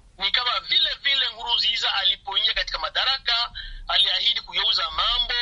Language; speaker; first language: Swahili; non-native, local second language; Rundi